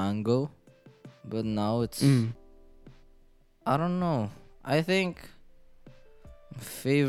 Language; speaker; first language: English; non-native, local second language; Filipino